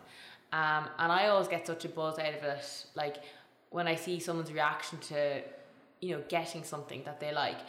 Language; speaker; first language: English; native; English